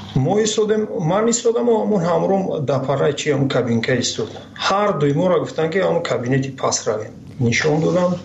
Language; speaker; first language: Tajik; native; Tajik